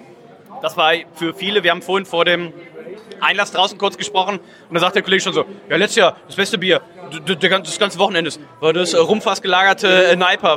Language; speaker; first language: German; native; German